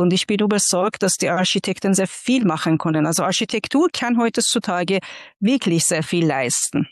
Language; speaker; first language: German; non-native, fluent; Persian